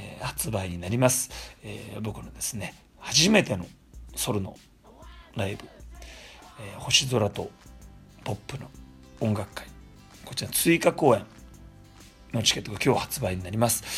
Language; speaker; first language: Japanese; native; Japanese